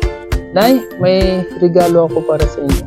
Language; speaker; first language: Filipino; non-native, learner; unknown